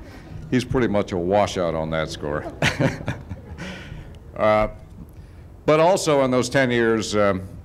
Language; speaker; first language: English; native; English